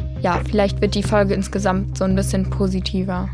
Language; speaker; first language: German; native; German